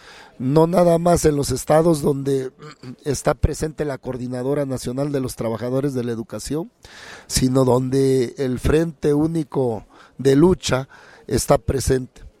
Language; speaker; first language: Spanish; native; Spanish